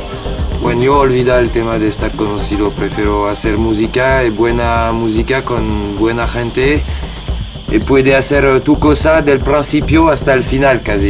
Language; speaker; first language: Spanish; non-native, learner; French